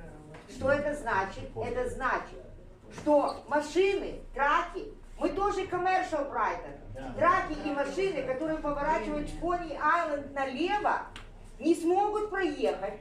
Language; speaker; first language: Russian; native; Russian